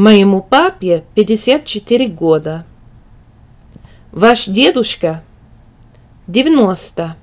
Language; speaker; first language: Russian; non-native, fluent; English